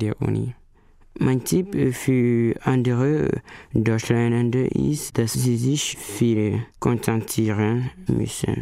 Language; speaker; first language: German; non-native, learner; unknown